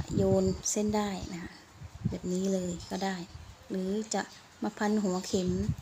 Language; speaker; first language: Thai; native; Thai